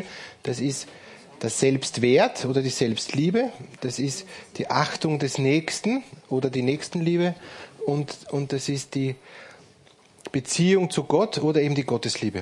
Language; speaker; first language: German; native; German